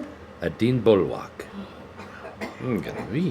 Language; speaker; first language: Welsh; non-native, learner; English